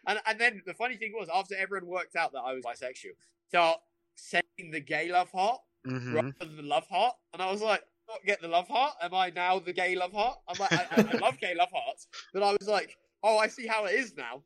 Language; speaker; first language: English; native; English